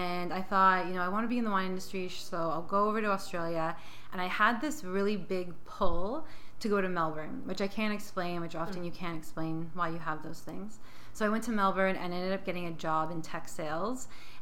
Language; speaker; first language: English; native; English